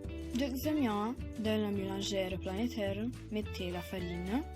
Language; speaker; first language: French; non-native, learner; Italian